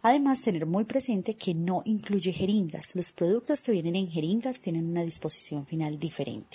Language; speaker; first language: Spanish; native; Spanish